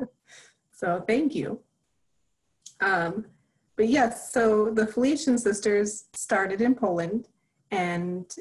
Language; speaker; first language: English; native; English